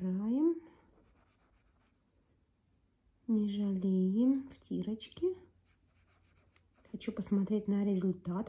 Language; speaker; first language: Russian; native; Russian